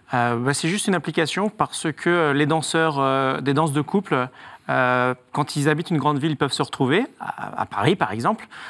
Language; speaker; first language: French; native; French